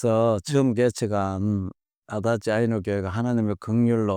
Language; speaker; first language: Korean; native; Korean